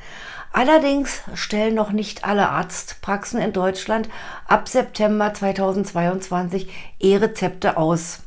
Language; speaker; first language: German; native; German